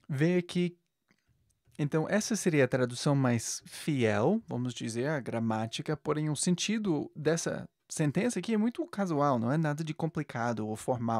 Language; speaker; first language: Portuguese; non-native, fluent; English